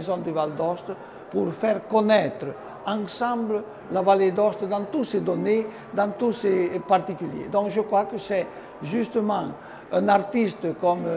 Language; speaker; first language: French; non-native, local second language; Italian